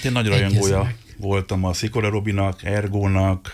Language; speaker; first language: Hungarian; native; Hungarian